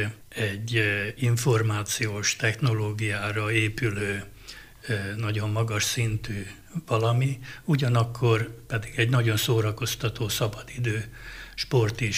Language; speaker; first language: Hungarian; native; Hungarian